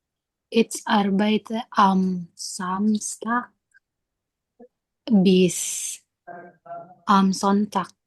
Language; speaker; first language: German; non-native, learner; Indonesian